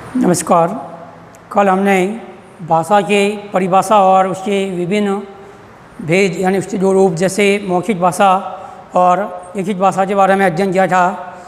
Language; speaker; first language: Hindi; native; Hindi